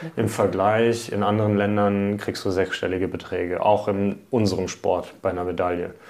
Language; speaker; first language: German; early bilingual, other home language; Hungarian